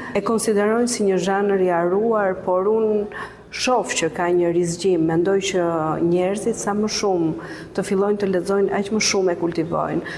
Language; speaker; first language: Albanian; native; Albanian